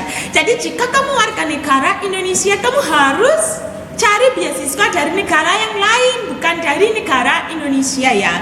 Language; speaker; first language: Indonesian; non-native, fluent; English